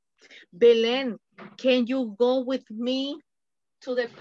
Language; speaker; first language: English; non-native, fluent; Spanish